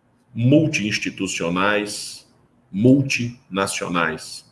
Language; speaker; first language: Portuguese; native; Portuguese